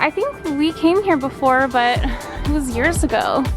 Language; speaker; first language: English; native; English